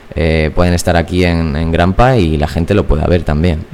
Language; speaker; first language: Spanish; native; Spanish